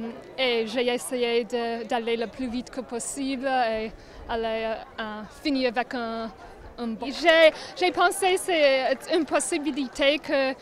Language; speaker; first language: French; non-native, fluent; English